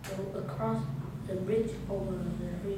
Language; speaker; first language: English; non-native, learner; Vietnamese